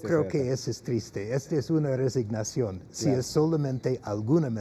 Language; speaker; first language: Spanish; non-native, fluent; English